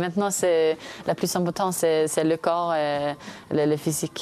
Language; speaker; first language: French; non-native, fluent; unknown